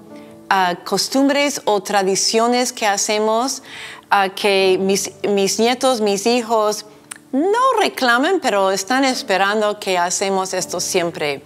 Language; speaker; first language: Spanish; non-native, fluent; English